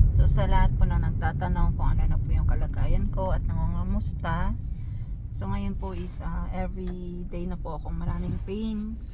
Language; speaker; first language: Filipino; native; Filipino